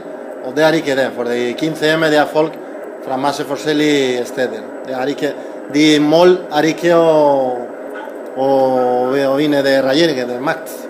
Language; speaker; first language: Norwegian; non-native, learner; Spanish